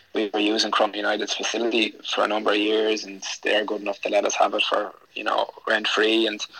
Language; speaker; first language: English; native; English